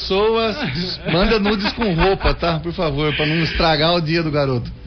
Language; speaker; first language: Portuguese; native; Portuguese